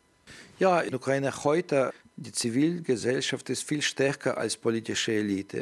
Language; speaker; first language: German; non-native, learner; Ukrainian